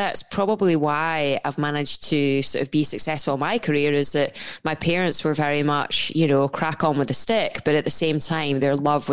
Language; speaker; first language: English; native; English